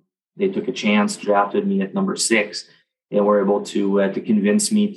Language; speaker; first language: English; non-native, fluent; French